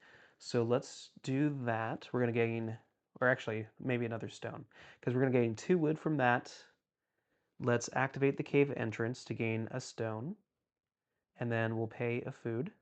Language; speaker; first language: English; native; English